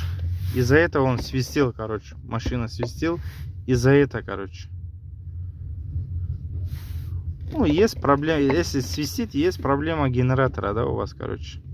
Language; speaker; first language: Russian; non-native, local second language; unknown